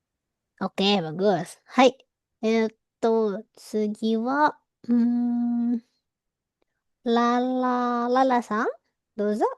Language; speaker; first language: Japanese; non-native, fluent; Indonesian